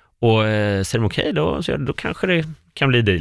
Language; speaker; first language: Swedish; native; Swedish